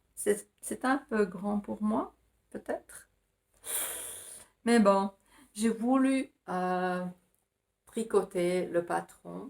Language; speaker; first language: French; non-native, fluent; Finnish